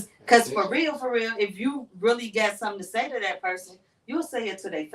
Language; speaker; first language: English; native; English